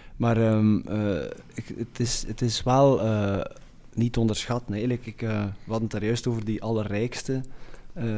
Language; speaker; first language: Dutch; native; Dutch